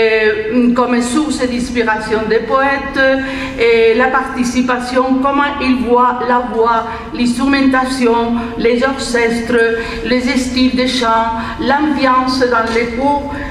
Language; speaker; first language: French; non-native, fluent; Spanish